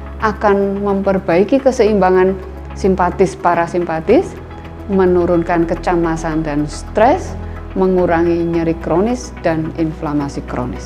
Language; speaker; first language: Indonesian; native; Indonesian